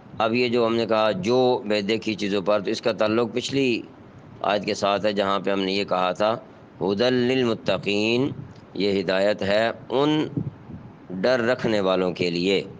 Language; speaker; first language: Urdu; native; Urdu